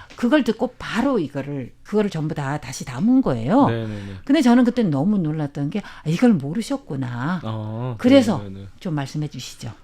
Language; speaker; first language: Korean; non-native, fluent; Chinese